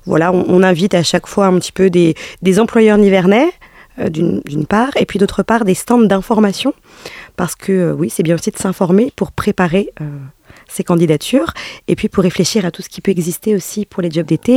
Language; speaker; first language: French; native; French